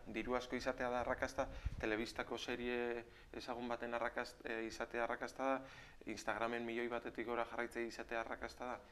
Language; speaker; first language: Basque; native; Basque